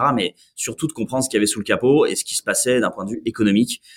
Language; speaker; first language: French; native; French